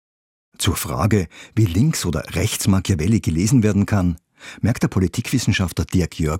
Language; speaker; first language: German; native; German